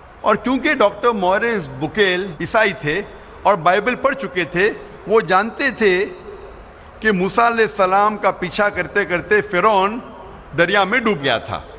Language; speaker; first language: Urdu; non-native, local second language; Konkani